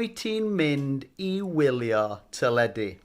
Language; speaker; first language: Welsh; non-native, fluent; English